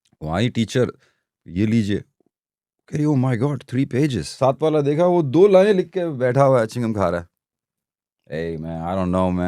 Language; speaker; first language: Urdu; non-native, local second language; Punjabi